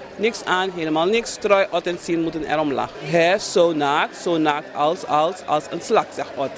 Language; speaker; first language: Dutch; native; Dutch